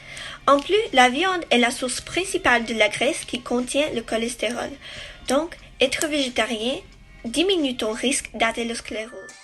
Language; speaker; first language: French; non-native, learner; English